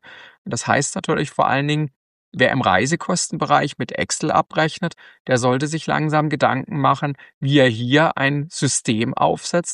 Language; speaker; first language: German; native; German